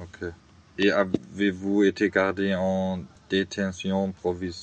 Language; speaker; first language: French; non-native, learner; German